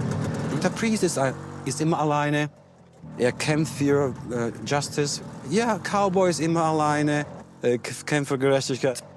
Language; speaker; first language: German; early bilingual, heritage; Italian